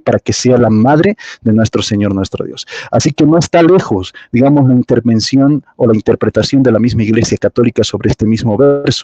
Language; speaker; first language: Spanish; native; Spanish